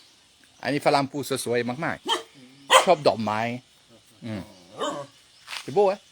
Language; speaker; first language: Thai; non-native, learner; French